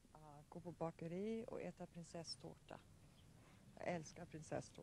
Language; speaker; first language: Swedish; early bilingual, heritage; Swedish